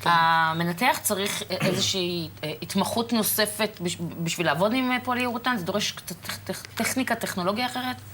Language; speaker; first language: Hebrew; native; Hebrew